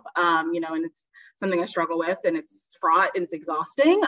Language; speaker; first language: English; native; English